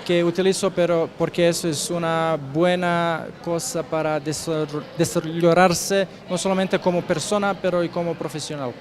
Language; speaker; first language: Spanish; non-native, learner; Croatian